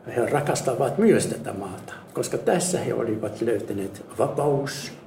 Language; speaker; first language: Finnish; non-native, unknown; Arabic